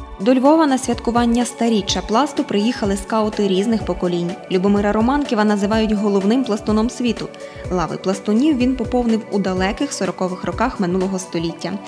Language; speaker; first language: Ukrainian; native; Ukrainian